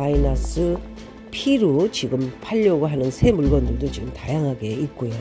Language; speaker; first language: Korean; native; Korean